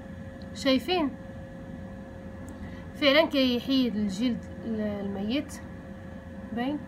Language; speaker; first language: Arabic; native; Arabic